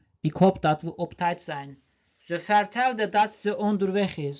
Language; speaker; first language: Dutch; non-native, learner; Turkish